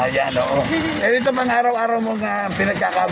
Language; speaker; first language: Filipino; native; Filipino